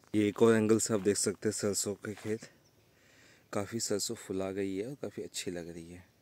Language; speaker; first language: Hindi; native; Hindi